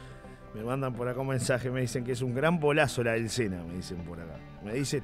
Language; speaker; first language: Spanish; native; Spanish